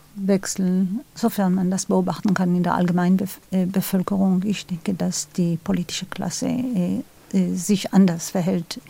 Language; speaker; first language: German; non-native, fluent; Hebrew